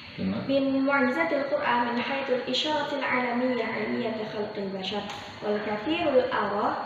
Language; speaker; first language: Arabic; non-native, learner; Indonesian